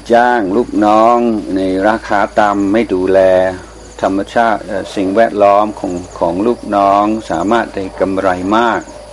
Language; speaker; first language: Thai; non-native, fluent; English